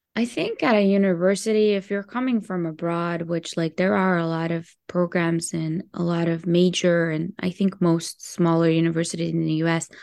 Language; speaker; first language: English; early bilingual, other home language; Hebrew